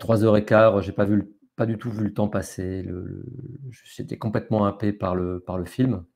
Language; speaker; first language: French; native; French